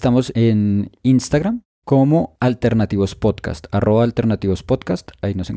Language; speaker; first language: Spanish; native; Spanish